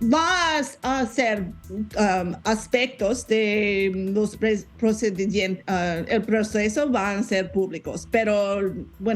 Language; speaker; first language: Spanish; non-native, learner; English